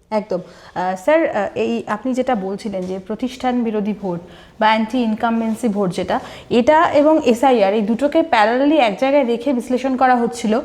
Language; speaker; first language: Bangla; native; Bangla